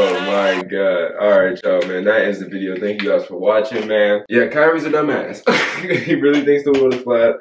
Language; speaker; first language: English; native; English